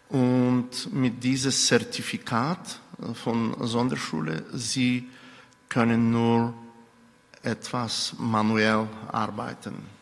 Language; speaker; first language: German; non-native, fluent; Bulgarian